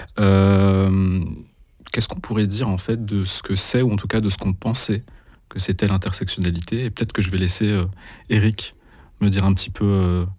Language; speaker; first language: French; native; French